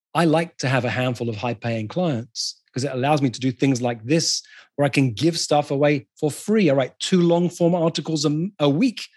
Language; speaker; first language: English; native; English